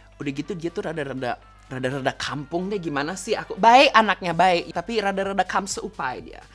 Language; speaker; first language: Indonesian; native; Indonesian